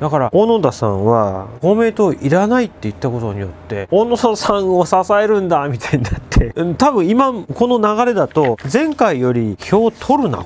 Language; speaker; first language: Japanese; native; Japanese